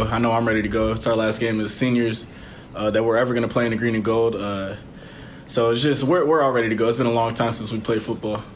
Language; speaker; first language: English; native; English